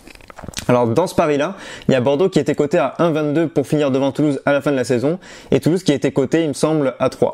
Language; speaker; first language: French; native; French